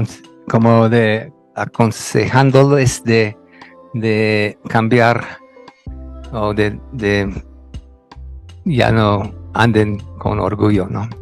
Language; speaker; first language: Spanish; non-native, fluent; English